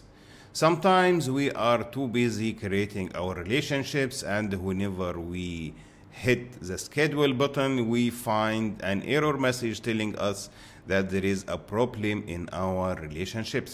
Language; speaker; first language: English; non-native, fluent; Arabic